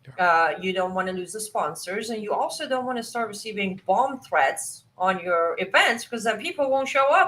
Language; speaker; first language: English; non-native, fluent; Persian